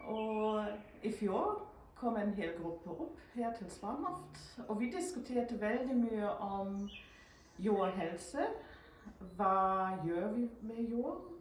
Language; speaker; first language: Norwegian; non-native, fluent; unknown